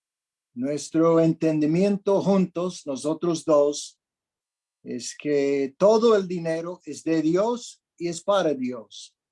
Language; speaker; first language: Spanish; non-native, fluent; English